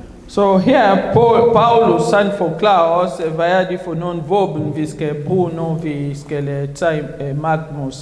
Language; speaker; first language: Danish; non-native, fluent; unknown